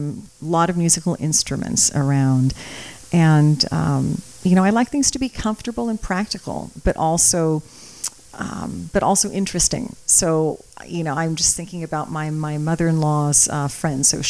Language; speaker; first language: English; early bilingual, other home language; Croatian